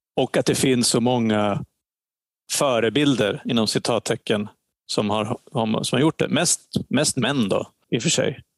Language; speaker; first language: Swedish; native; Swedish